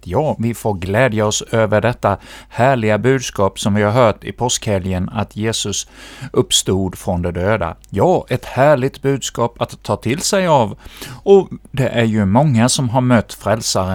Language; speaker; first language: Swedish; native; Swedish